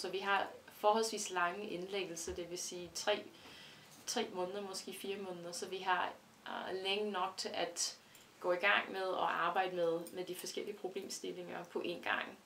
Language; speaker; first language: Danish; non-native, fluent; English